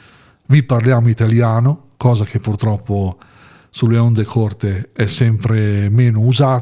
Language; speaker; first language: Italian; native; Italian